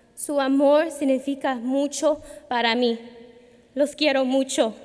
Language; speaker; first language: Spanish; early bilingual, heritage; Spanish